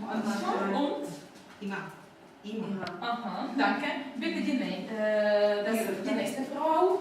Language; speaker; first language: German; non-native, fluent; Ukrainian